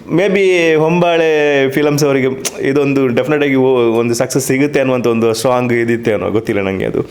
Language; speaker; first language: Kannada; non-native, local second language; Tulu